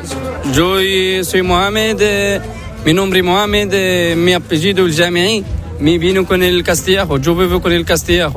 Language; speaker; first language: Spanish; non-native, learner; Arabic